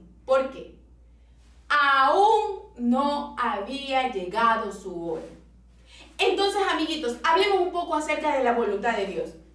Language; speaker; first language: Spanish; native; Spanish